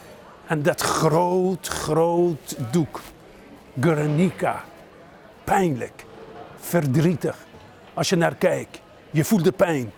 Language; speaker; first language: Dutch; non-native, fluent; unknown